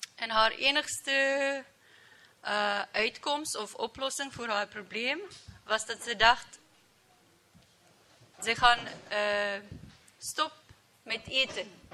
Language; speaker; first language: Dutch; non-native, learner; English